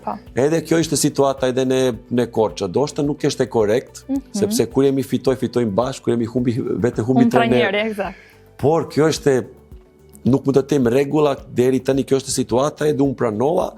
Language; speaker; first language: Albanian; non-native, learner; Serbian